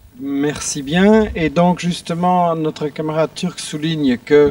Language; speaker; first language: French; native; French